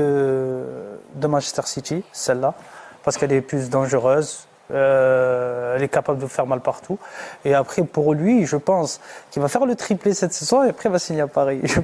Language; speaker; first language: French; native; French